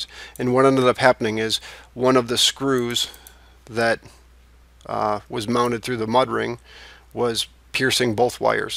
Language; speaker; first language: English; native; English